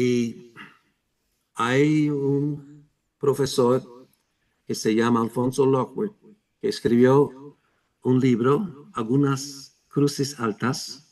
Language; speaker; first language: Spanish; non-native, fluent; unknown